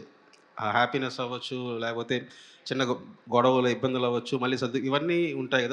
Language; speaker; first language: Telugu; native; Telugu